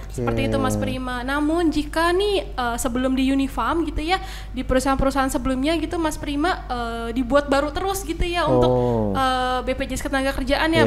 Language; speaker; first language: Indonesian; native; Indonesian